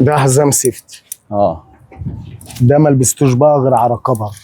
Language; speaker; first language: Arabic; native; Arabic